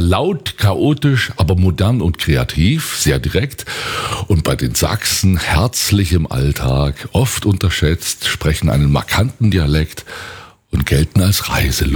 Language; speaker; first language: German; native; German